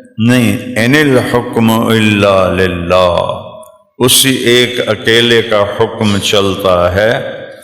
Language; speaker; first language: Urdu; non-native, local second language; Punjabi